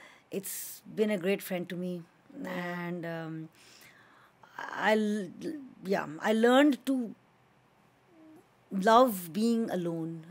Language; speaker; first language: English; early bilingual, other home language; Hindi